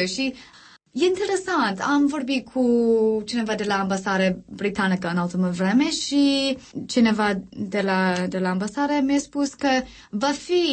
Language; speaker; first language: Romanian; non-native, learner; English